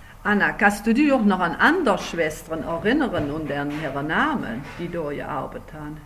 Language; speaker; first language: German; native; German